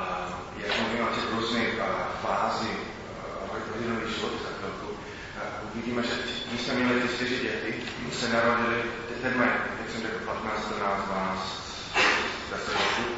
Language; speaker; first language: Czech; non-native, fluent; English